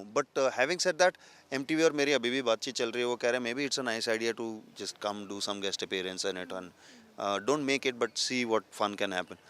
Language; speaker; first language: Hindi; non-native, local second language; Telugu